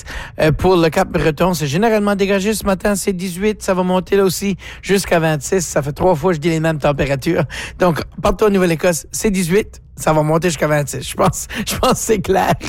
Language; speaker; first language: French; native; French